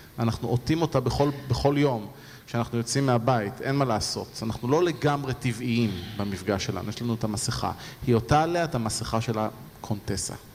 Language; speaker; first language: Hebrew; native; Hebrew